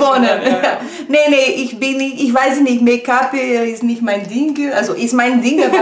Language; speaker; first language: German; non-native, fluent; Portuguese